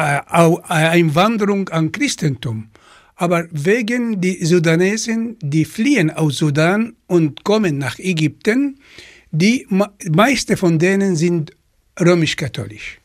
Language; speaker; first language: German; non-native, fluent; Arabic